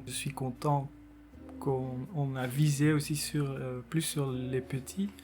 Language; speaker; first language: French; non-native, local second language; Dutch